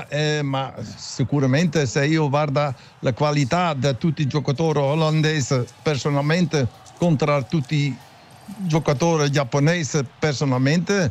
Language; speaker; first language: Italian; non-native, learner; Dutch